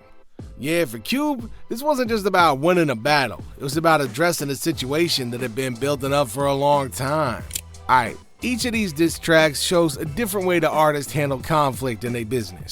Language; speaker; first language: English; native; English